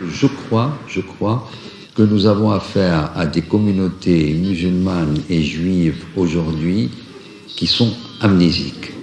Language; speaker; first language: French; non-native, local second language; Arabic